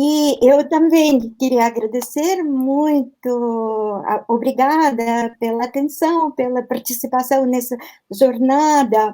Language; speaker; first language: Portuguese; non-native, fluent; Russian